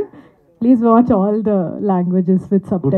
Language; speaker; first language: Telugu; non-native, fluent; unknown